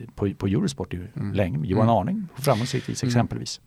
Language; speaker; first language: Swedish; native; Swedish